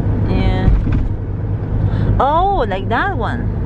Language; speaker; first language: English; non-native, learner; Spanish